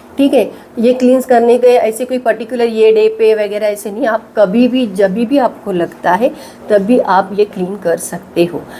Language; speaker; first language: Hindi; non-native, local second language; Marathi